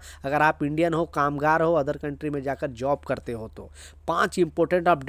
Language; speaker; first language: Hindi; native; Hindi